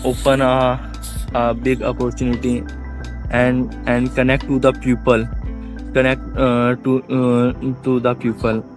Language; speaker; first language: English; non-native, learner; Hindi